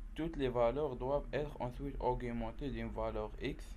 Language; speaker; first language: French; non-native, local second language; Arabic